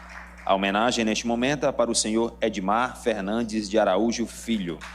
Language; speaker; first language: Portuguese; native; Portuguese